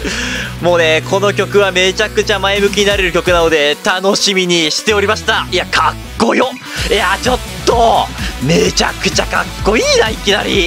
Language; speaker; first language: Japanese; native; Japanese